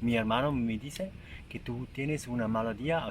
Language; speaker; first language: Spanish; non-native, learner; German